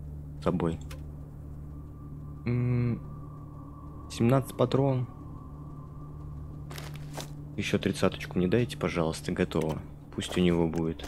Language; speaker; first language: Russian; native; Russian